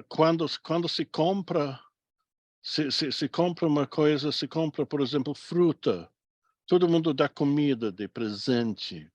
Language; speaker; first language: Portuguese; non-native, fluent; English